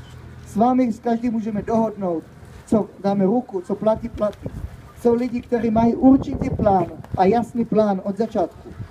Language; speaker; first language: Czech; early bilingual, heritage; Czech